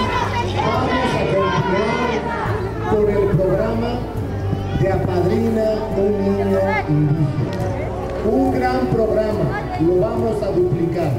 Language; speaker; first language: Spanish; native; Spanish